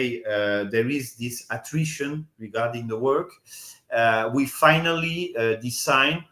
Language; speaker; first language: English; non-native, fluent; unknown